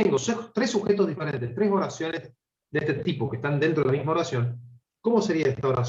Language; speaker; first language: Spanish; native; Spanish